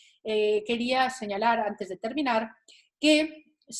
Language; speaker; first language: Spanish; native; Spanish